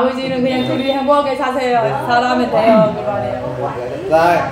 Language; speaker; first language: Korean; non-native, learner; Vietnamese